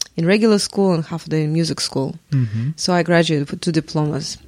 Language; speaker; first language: English; non-native, fluent; Russian